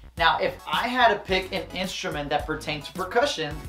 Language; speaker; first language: English; native; English